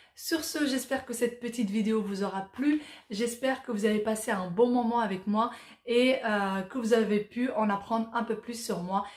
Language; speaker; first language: French; early bilingual, other home language; Arabic